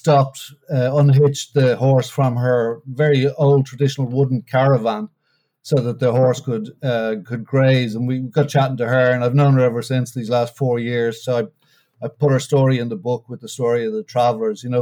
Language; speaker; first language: English; native; English